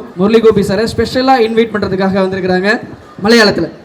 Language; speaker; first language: Tamil; native; Tamil